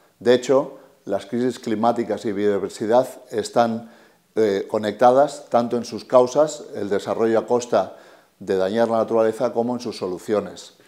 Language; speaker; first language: Spanish; native; Spanish